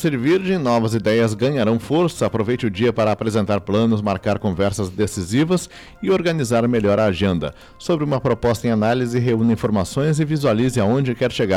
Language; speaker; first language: Portuguese; native; Portuguese